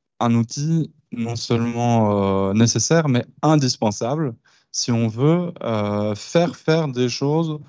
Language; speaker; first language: French; native; French